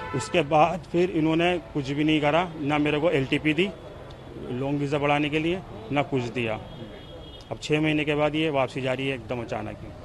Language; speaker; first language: Hindi; native; Hindi